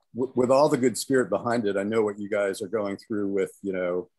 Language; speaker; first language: English; native; English